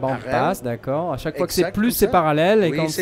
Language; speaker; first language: French; native; French